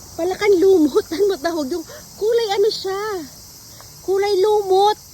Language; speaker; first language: Filipino; native; Filipino